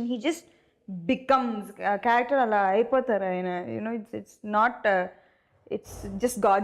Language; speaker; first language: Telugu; non-native, fluent; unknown